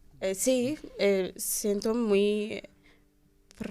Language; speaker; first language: Spanish; non-native, learner; Arabic